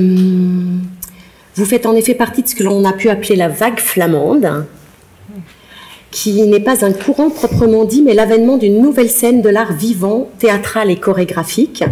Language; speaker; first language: French; native; French